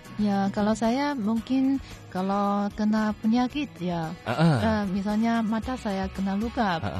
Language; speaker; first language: Indonesian; non-native, fluent; Chinese